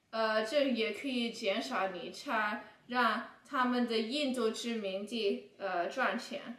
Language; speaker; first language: Chinese; non-native, learner; English